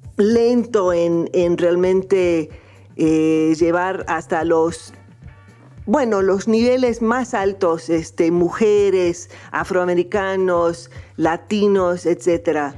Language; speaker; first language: Spanish; non-native, fluent; English